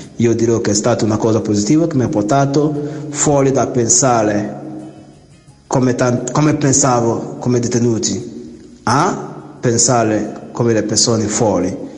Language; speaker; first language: Italian; non-native, fluent; Igbo